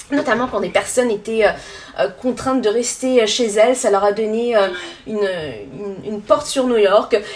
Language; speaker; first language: French; native; French